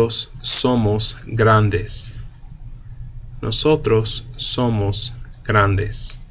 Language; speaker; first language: Spanish; non-native, fluent; English